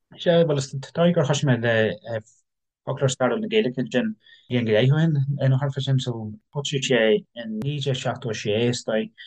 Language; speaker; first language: Irish; non-native, local second language; English